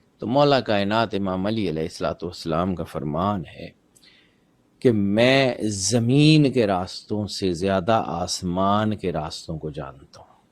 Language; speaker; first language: Urdu; non-native, local second language; Punjabi